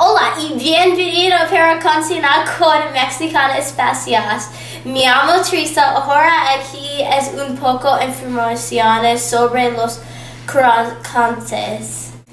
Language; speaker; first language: Spanish; non-native, learner; English